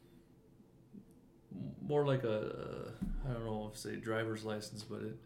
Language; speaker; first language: English; native; English